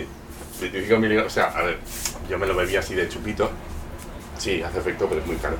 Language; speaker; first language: Spanish; native; Spanish